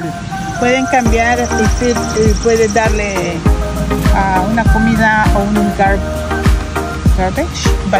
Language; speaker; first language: Spanish; non-native, learner; English